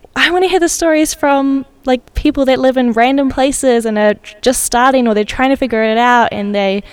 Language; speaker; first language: English; native; English